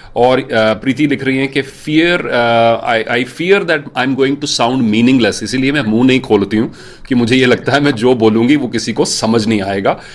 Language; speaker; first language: Hindi; non-native, local second language; Punjabi